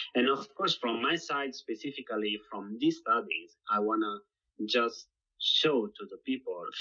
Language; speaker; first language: English; non-native, fluent; Italian